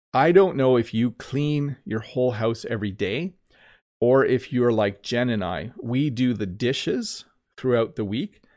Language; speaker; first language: English; native; English